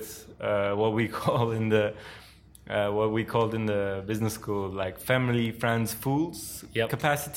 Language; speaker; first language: English; non-native, fluent; Turkish